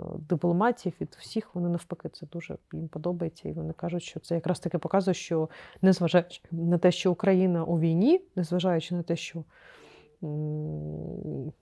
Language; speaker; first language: Ukrainian; non-native, local second language; Crimean Tatar